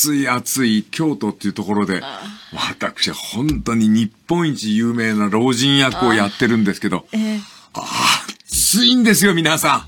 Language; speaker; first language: Japanese; native; Japanese